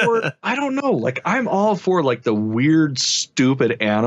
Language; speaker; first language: English; native; English